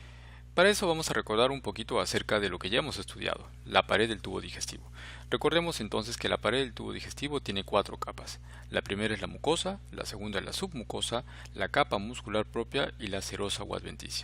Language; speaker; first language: Spanish; native; Spanish